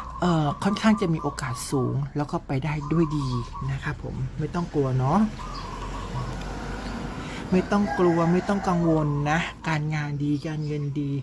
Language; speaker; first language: Thai; native; Thai